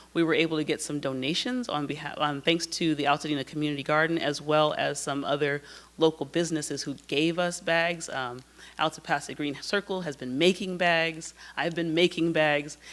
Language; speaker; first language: English; native; English